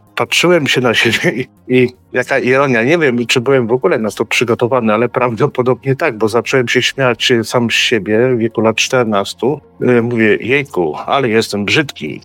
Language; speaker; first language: Polish; early bilingual, heritage; Polish